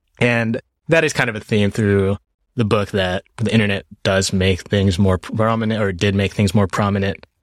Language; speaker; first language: English; early bilingual, other home language; Japanese